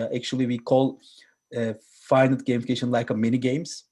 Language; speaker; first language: English; non-native, learner; Turkish